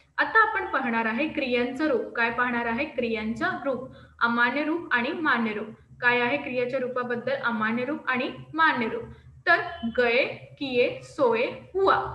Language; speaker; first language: Marathi; non-native, local second language; Hindi